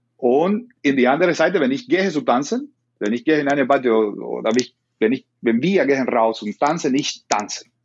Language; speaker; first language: German; non-native, learner; Spanish